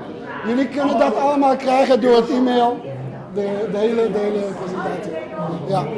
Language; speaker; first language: Dutch; non-native, learner; Hebrew